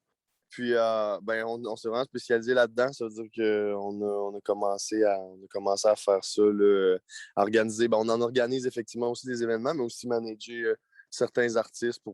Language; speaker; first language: French; native; French